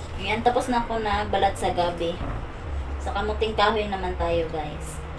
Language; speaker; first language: Filipino; non-native, local second language; Cebuano